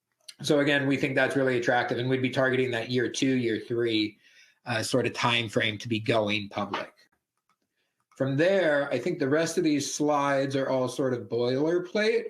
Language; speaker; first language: English; native; English